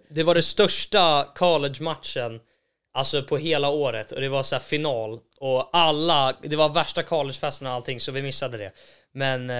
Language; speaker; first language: Swedish; native; Swedish